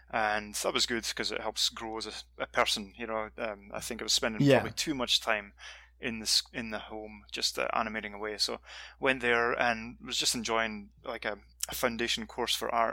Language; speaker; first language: English; native; English